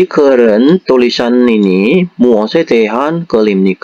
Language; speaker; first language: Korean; non-native, fluent; Indonesian